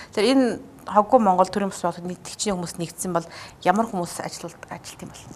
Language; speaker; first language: Mongolian; native; Mongolian